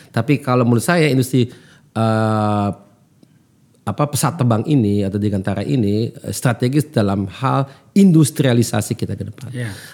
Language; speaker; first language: Indonesian; early bilingual, heritage; German